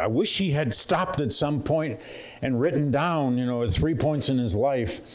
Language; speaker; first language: English; native; English